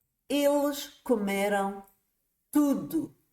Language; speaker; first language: Portuguese; non-native, fluent; English